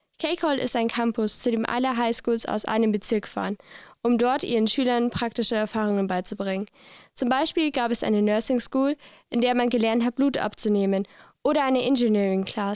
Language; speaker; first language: German; native; German